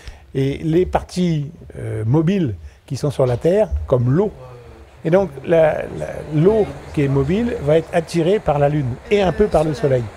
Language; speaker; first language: French; native; French